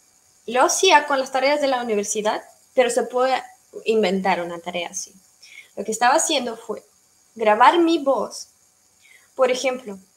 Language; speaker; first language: Spanish; non-native, fluent; Russian